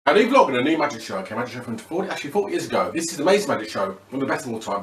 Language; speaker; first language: English; native; English